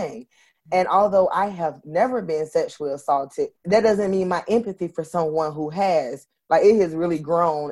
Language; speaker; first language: English; native; English